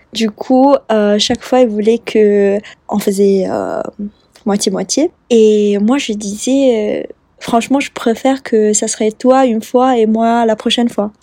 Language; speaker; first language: French; non-native, fluent; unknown